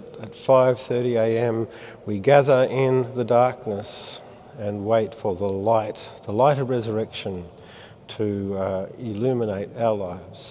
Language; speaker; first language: English; native; English